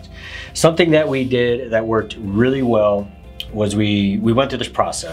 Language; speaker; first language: English; native; English